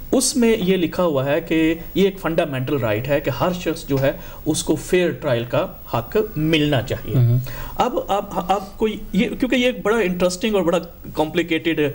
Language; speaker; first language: Urdu; non-native, local second language; Punjabi